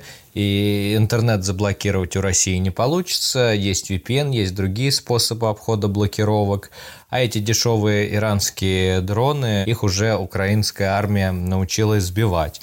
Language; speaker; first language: Russian; native; Russian